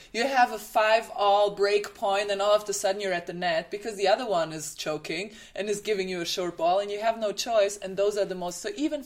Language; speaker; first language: English; non-native, fluent; German